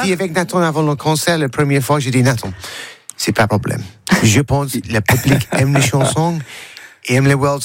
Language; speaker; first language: French; non-native, learner; English